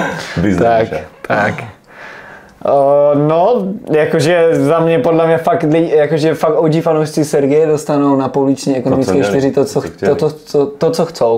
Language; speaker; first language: Czech; native; Czech